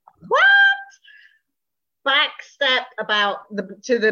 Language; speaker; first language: English; native; English